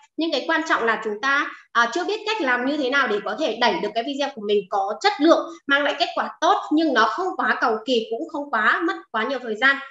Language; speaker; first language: Vietnamese; non-native, local second language; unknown